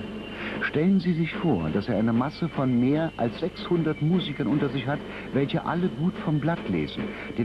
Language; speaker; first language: German; native; German